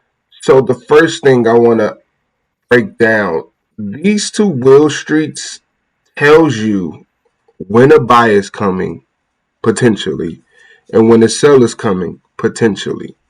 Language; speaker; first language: English; native; English